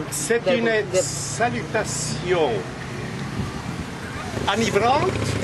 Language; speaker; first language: French; non-native, fluent; Spanish